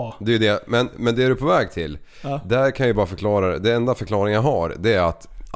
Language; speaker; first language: Swedish; native; Swedish